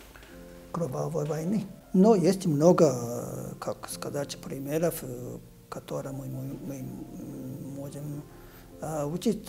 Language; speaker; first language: Russian; non-native, fluent; Japanese